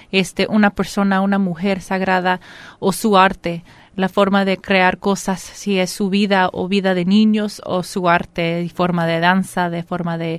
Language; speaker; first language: Spanish; early bilingual, heritage; Spanish